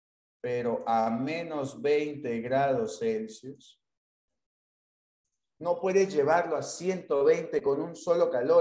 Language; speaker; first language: Spanish; native; Spanish